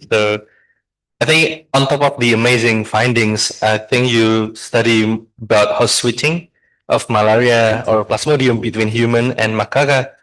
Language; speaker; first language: English; non-native, fluent; Indonesian